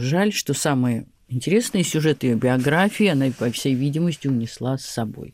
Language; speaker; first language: Russian; native; Russian